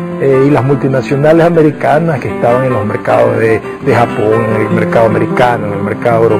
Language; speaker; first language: Spanish; native; Spanish